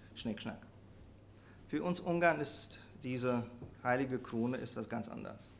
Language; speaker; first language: German; non-native, fluent; Hungarian